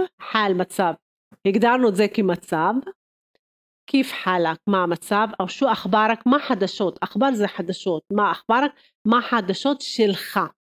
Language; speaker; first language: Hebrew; non-native, local second language; Arabic